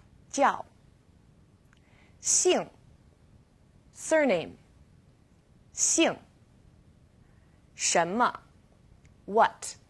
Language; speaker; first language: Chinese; non-native, fluent; English